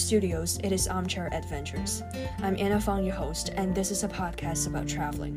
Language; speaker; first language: English; non-native, local second language; Cantonese